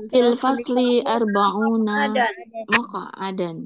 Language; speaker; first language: Arabic; non-native, learner; Indonesian